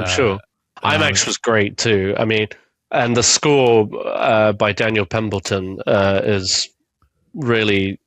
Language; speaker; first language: English; native; English